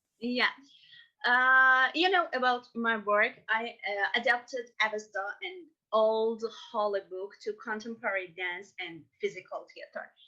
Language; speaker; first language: English; non-native, learner; Persian